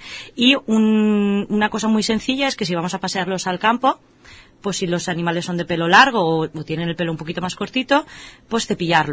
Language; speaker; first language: Spanish; native; Spanish